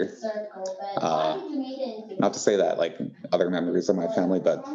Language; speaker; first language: English; native; English